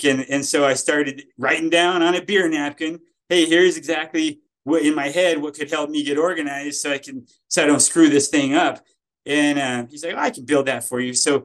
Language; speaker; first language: English; native; English